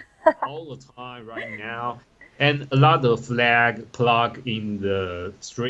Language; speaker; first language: English; non-native, learner; Chinese